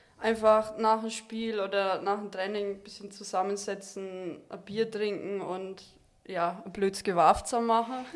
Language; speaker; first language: German; native; German